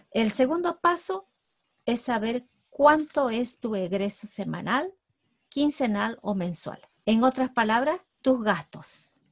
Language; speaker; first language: Spanish; native; Spanish